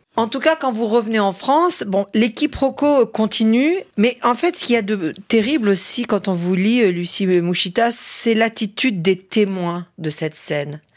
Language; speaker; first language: French; native; French